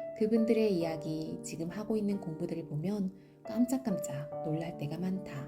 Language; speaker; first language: Korean; native; Korean